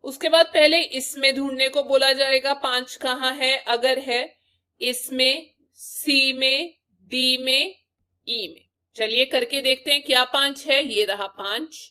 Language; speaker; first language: Hindi; non-native, local second language; Punjabi